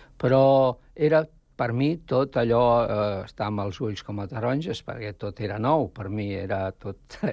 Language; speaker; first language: Catalan; non-native, local second language; Spanish